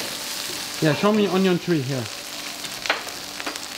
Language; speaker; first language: English; non-native, learner; French